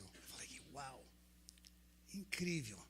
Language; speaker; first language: Portuguese; non-native, fluent; English